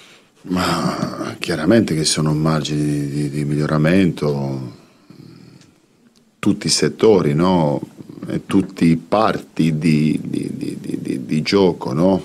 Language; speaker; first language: Italian; non-native, fluent; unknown